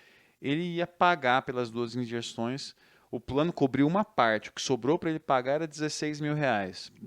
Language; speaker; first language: Portuguese; native; Portuguese